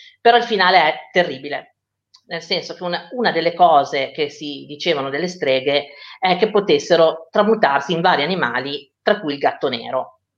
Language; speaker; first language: Italian; native; Italian